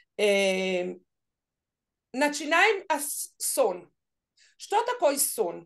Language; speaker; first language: Russian; non-native, learner; Hebrew